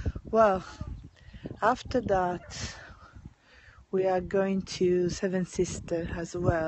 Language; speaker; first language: English; non-native, fluent; Italian